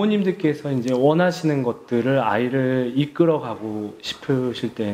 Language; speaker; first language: Korean; native; Korean